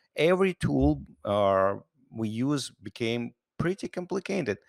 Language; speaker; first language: English; non-native, fluent; Russian